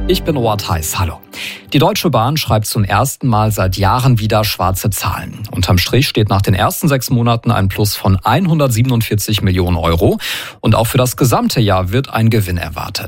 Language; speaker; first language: German; native; German